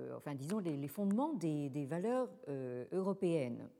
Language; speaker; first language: French; native; French